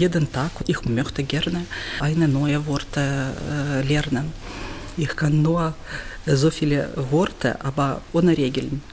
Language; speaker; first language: German; non-native, learner; Ukrainian